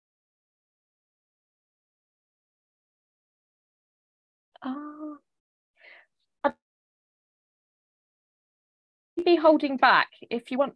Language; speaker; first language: English; native; English